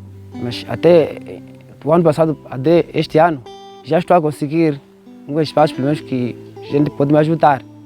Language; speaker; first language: Portuguese; non-native, local second language; Makhuwa